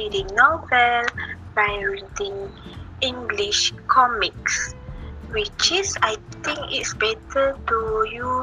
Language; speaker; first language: English; non-native, learner; Malay